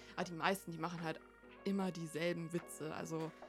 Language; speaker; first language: German; early bilingual, other home language; Vietnamese